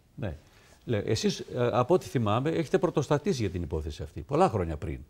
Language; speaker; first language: Greek; native; Greek